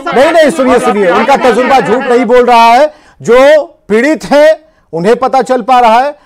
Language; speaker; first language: Hindi; native; Hindi